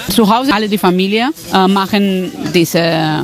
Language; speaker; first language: German; non-native, fluent; Catalan